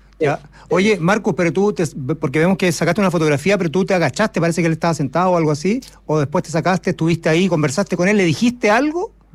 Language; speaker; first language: Spanish; native; Spanish